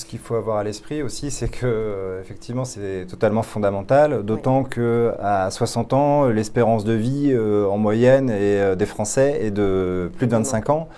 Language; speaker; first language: French; native; French